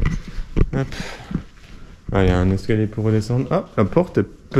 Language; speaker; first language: French; native; French